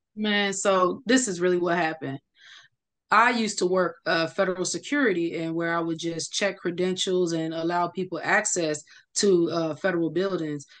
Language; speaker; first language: English; native; English